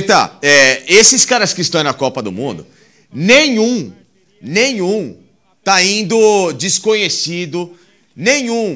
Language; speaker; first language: Portuguese; native; Portuguese